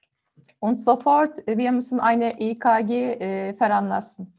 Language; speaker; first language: German; non-native, learner; Turkish